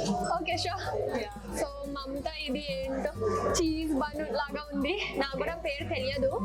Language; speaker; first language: Telugu; non-native, learner; Hindi